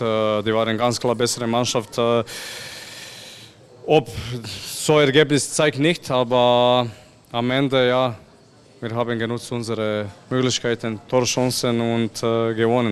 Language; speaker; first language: German; non-native, fluent; Croatian